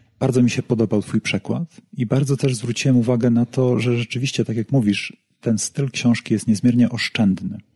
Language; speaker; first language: Polish; native; Polish